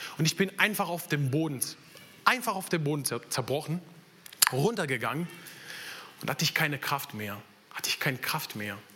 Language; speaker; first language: German; non-native, fluent; Italian